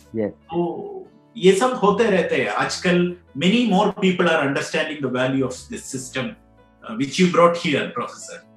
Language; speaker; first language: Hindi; non-native, local second language; Malayalam